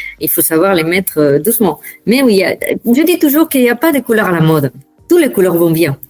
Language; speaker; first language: French; non-native, fluent; Spanish